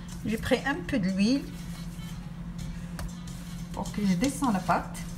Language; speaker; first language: French; non-native, fluent; Arabic